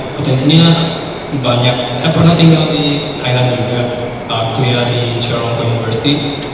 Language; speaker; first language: Indonesian; non-native, fluent; Japanese